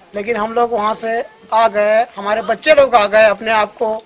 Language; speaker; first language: Hindi; native; Hindi